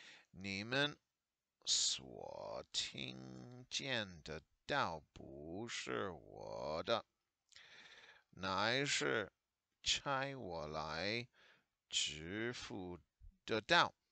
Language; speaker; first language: Chinese; non-native, fluent; English